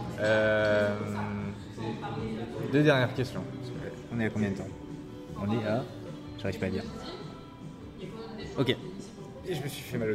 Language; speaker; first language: French; native; French